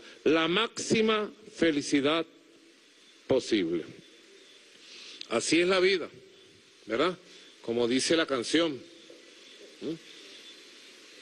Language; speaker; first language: Spanish; native; Spanish